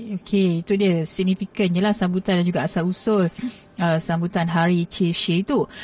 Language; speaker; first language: Malay; native; Malay